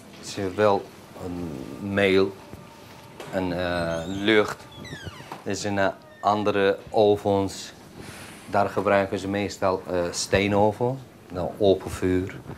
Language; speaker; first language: Dutch; non-native, fluent; Turkish